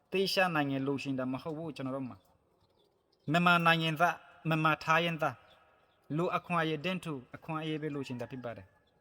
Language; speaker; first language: Burmese; non-native, local second language; Rohingya